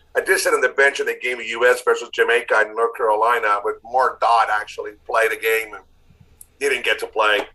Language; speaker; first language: English; non-native, fluent; Spanish